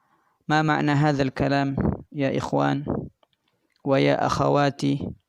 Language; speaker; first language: Arabic; non-native, fluent; Indonesian